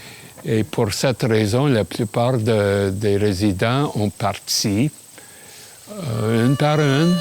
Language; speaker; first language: French; non-native, local second language; English